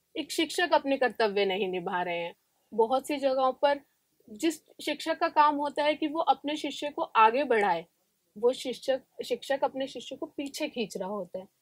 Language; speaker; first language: Hindi; native; Hindi